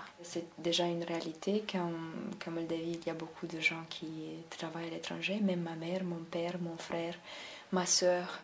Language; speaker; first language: French; non-native, fluent; Romanian